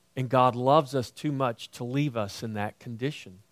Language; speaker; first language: English; native; English